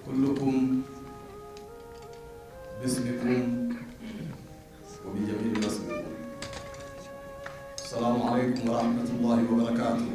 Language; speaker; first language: Arabic; non-native, fluent; Amharic